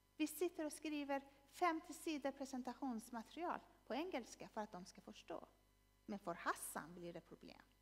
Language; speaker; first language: Swedish; non-native, fluent; Persian